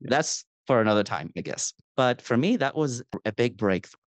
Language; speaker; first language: English; non-native, fluent; Spanish